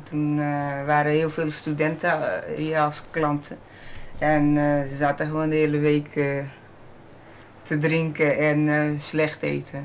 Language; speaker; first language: Dutch; non-native, learner; Portuguese